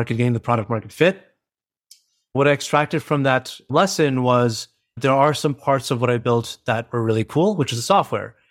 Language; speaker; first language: English; early bilingual, other home language; Hindi